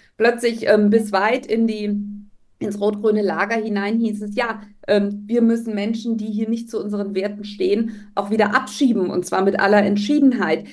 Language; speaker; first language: German; native; German